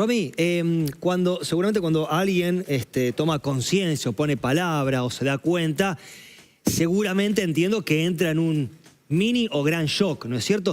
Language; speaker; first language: Spanish; native; Spanish